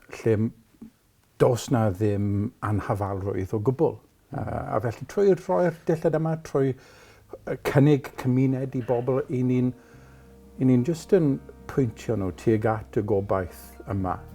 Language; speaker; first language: Welsh; non-native, local second language; English